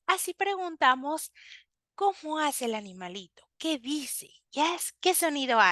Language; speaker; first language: Spanish; native; Spanish